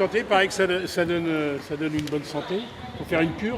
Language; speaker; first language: French; native; French